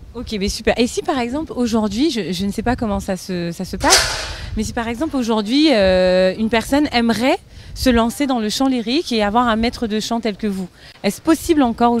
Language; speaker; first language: French; native; French